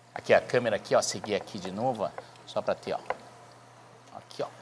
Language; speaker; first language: Portuguese; native; Portuguese